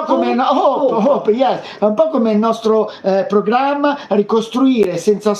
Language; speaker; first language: Italian; native; Italian